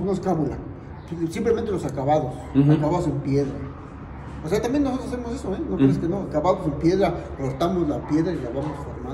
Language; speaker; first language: Spanish; native; Spanish